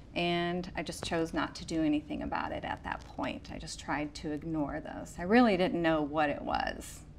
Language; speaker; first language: English; native; English